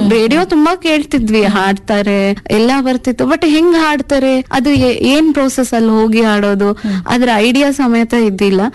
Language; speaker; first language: Kannada; non-native, local second language; Urdu